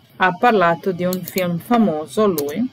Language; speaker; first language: Italian; non-native, fluent; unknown